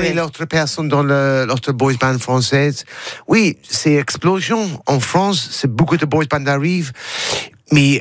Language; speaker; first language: French; non-native, learner; English